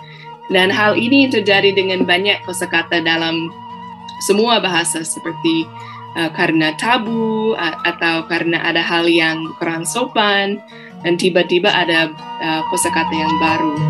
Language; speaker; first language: Indonesian; non-native, fluent; English